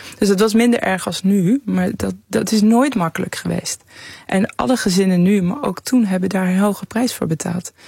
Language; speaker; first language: Dutch; early bilingual, other home language; Persian